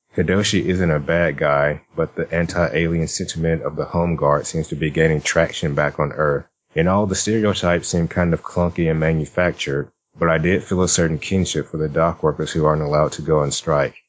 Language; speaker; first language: English; native; English